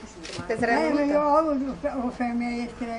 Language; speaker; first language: Romanian; non-native, local second language; Hungarian